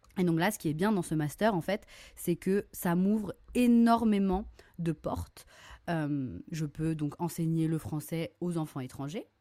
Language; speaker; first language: French; native; French